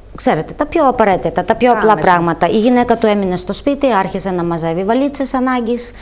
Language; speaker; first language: Greek; non-native, fluent; Ukrainian